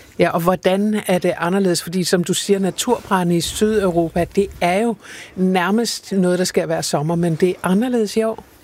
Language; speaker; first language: Danish; native; Danish